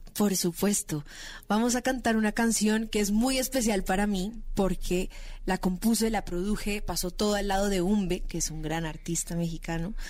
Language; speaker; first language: Spanish; native; Spanish